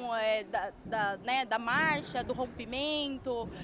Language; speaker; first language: Portuguese; native; Portuguese